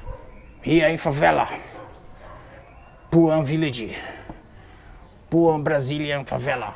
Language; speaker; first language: English; non-native, learner; Portuguese